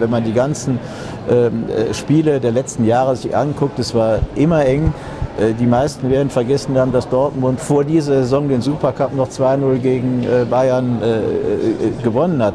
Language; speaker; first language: German; native; German